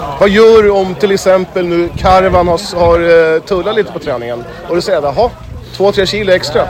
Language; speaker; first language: Swedish; native; Swedish